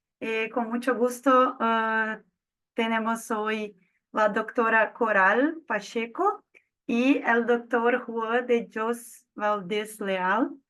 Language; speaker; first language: Spanish; non-native, fluent; Portuguese